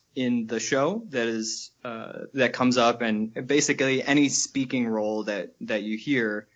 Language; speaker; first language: English; native; English